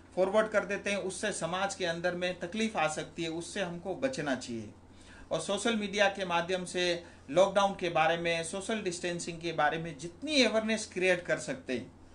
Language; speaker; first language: Hindi; non-native, local second language; Nepali